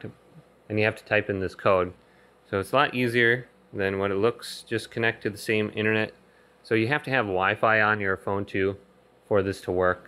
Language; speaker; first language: English; native; English